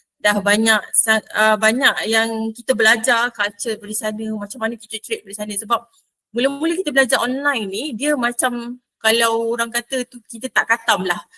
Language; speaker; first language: Malay; native; Malay